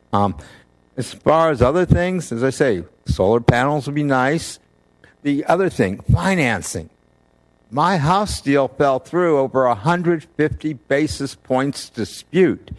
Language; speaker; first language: English; native; English